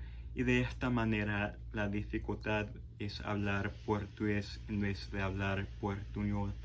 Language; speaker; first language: Spanish; non-native, fluent; English